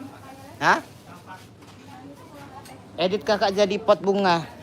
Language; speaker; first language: Indonesian; native; Indonesian